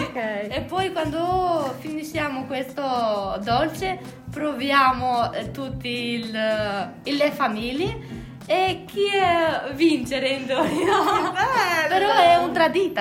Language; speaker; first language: Italian; non-native, learner; Albanian